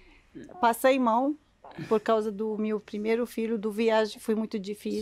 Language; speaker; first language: Portuguese; non-native, learner; Arabic